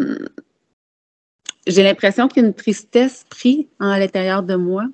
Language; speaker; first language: French; native; French